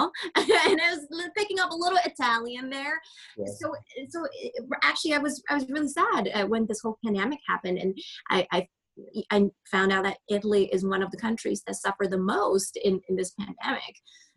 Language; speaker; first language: English; native; English